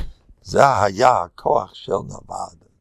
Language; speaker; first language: Hebrew; non-native, fluent; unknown